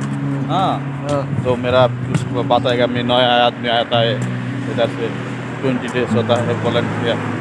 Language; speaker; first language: Hindi; non-native, learner; Nepali